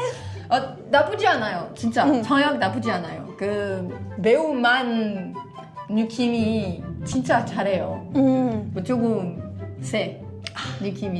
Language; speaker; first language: Korean; non-native, learner; French